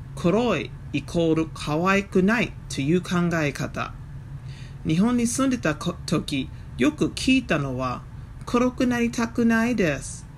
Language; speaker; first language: Japanese; non-native, fluent; English